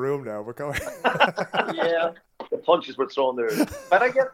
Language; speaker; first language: English; non-native, fluent; Swedish